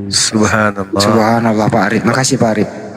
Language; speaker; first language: Indonesian; native; Indonesian